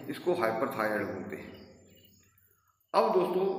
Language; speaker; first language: Hindi; native; Hindi